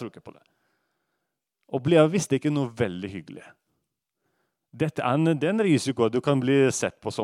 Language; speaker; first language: Norwegian; non-native, fluent; Russian